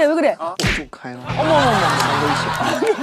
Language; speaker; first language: Korean; non-native, learner; Chinese